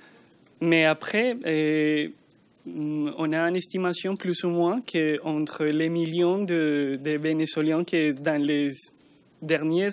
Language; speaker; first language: French; non-native, learner; Spanish